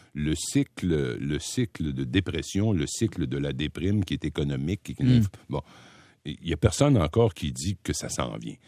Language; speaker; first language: French; native; French